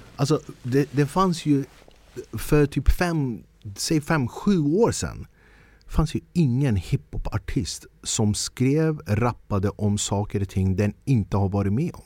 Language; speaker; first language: Swedish; early bilingual, other home language; Kurdish